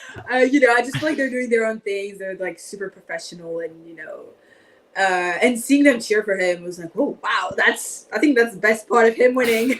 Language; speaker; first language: English; non-native, fluent; French